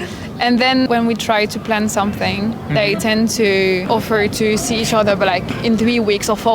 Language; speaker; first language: English; non-native, fluent; French